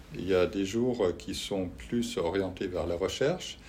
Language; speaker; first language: French; non-native, fluent; German